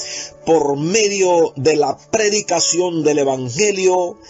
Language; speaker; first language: Spanish; native; Spanish